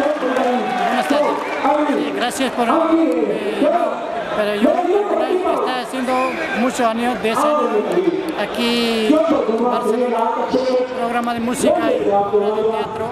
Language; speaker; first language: Spanish; non-native, learner; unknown